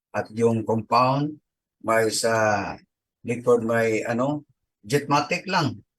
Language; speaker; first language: Filipino; non-native, local second language; Cebuano